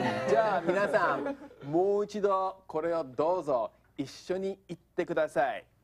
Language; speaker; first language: Japanese; non-native, fluent; English